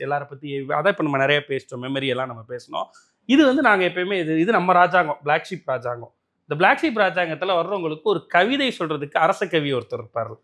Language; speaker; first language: Tamil; native; Tamil